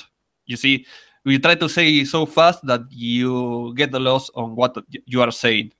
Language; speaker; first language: English; non-native, learner; Spanish